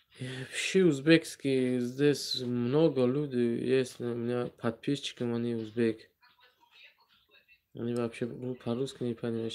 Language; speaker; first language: Russian; non-native, learner; Tajik